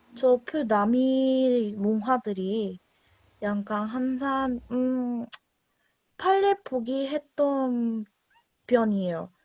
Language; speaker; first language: Korean; non-native, learner; Spanish